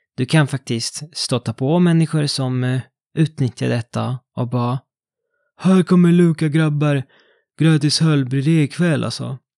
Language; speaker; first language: Swedish; non-native, fluent; Italian